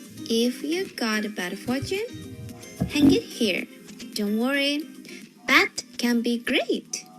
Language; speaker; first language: English; non-native, learner; Japanese